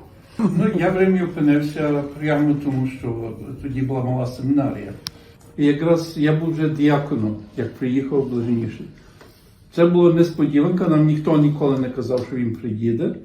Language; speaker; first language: Ukrainian; early bilingual, heritage; Ukrainian